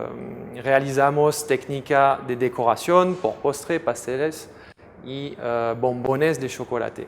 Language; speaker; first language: Spanish; non-native, fluent; French